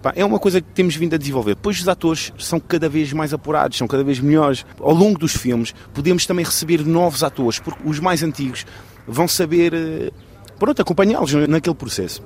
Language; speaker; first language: Portuguese; early bilingual, heritage; Portuguese